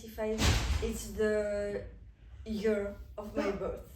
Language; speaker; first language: English; non-native, fluent; French